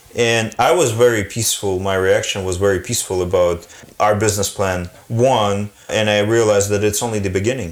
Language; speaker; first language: English; non-native, fluent; Ukrainian